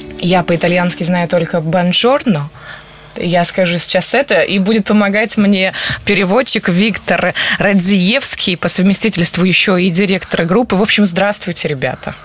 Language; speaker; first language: Russian; native; Russian